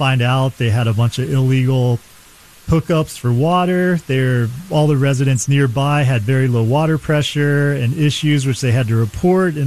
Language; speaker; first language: English; native; English